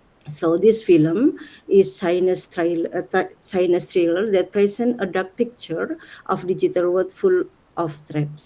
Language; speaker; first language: English; non-native, learner; Indonesian